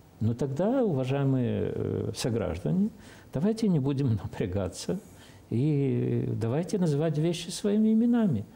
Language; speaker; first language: Russian; non-native, local second language; Romanian